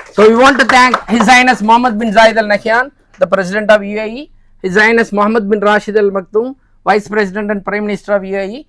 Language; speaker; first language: English; non-native, local second language; Tamil